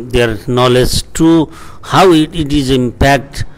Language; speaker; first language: English; non-native, local second language; Nepali